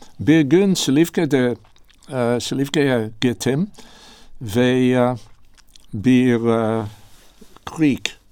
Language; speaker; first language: Turkish; non-native, learner; English